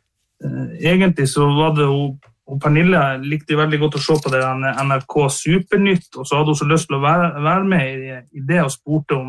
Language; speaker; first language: Norwegian; native; Norwegian